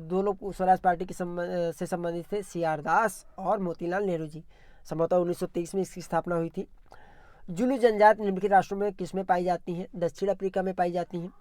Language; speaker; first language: Hindi; native; Hindi